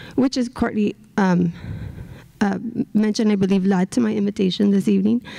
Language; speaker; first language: English; native; English